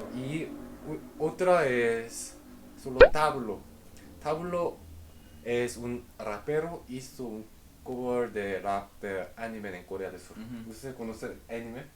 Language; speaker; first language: Spanish; non-native, fluent; Korean